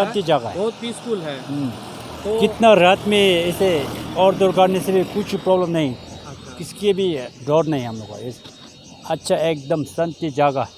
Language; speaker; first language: Hindi; non-native, learner; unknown